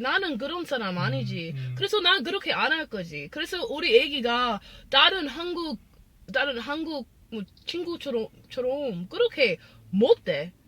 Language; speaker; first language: Korean; non-native, learner; English